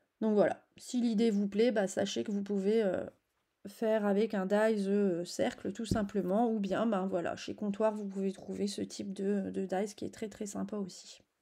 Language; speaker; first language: French; native; French